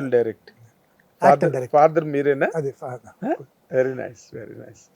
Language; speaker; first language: Telugu; native; Telugu